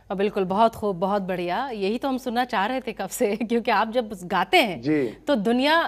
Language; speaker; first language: Hindi; native; Hindi